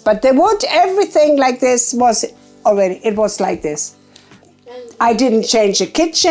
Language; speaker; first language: English; non-native, fluent; German